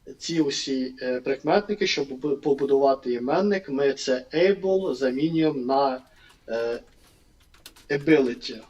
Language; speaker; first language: Ukrainian; non-native, local second language; Russian